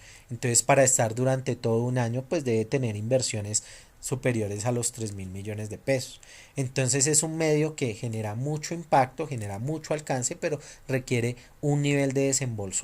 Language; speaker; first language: Spanish; native; Spanish